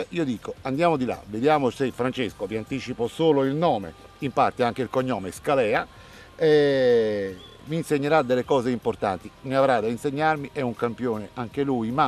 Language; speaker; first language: Italian; native; Italian